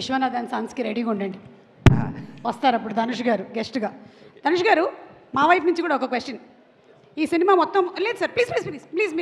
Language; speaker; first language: Telugu; native; Telugu